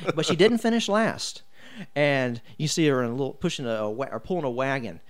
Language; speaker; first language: English; native; English